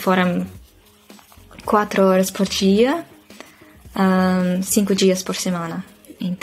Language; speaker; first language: Portuguese; non-native, fluent; Dutch